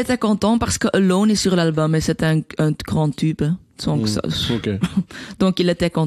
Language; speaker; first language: French; non-native, learner; Dutch